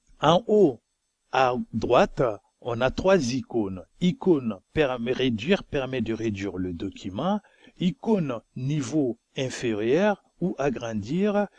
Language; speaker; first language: French; non-native, local second language; Bambara